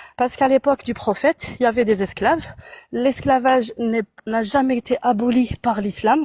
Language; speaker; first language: French; non-native, local second language; Arabic